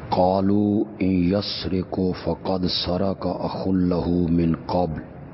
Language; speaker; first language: Urdu; non-native, local second language; Punjabi